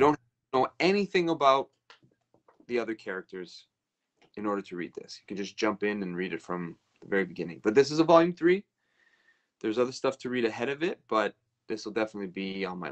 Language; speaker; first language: English; native; English